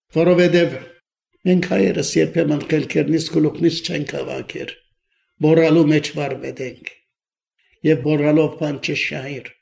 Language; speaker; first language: Armenian; early bilingual, heritage; Armenian